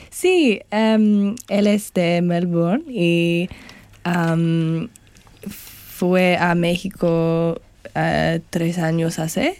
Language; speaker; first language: Spanish; non-native, learner; English